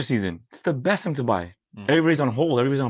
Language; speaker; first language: English; native; English